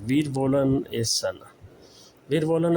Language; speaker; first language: German; non-native, learner; Urdu